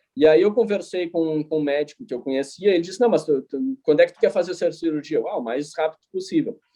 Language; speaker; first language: Portuguese; native; Portuguese